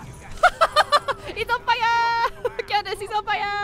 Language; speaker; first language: English; native; English